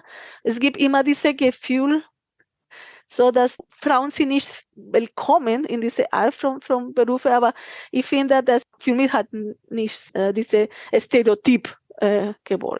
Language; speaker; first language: German; non-native, fluent; Spanish